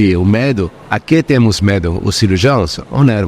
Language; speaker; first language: Portuguese; non-native, fluent; Spanish